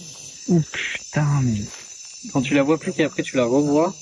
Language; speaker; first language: French; native; French